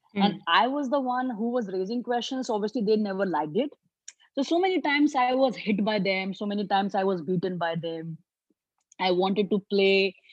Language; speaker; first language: English; non-native, local second language; Hindi